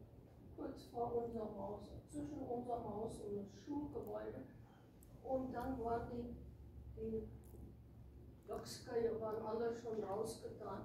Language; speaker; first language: German; early bilingual, heritage; German